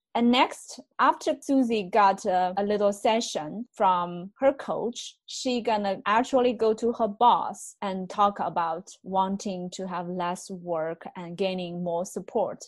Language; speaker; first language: English; non-native, fluent; Chinese